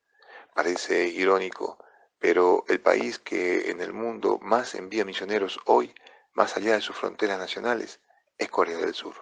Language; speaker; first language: Spanish; non-native, fluent; Italian